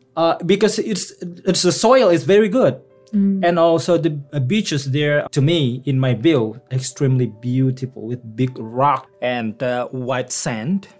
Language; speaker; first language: English; non-native, fluent; Indonesian